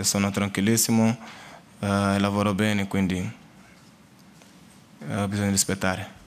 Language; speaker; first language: Italian; non-native, learner; Portuguese